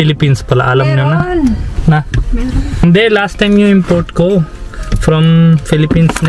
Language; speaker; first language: Filipino; non-native, learner; Hindi